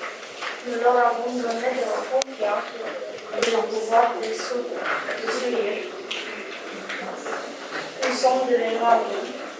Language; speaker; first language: French; non-native, learner; Romanian